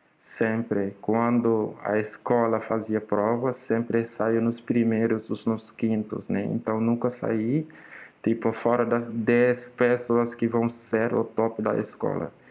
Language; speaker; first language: Portuguese; non-native, fluent; Wolof